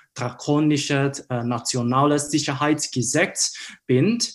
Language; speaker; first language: German; non-native, learner; Cantonese